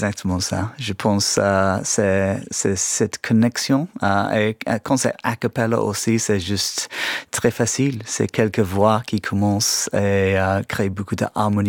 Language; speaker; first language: French; non-native, fluent; English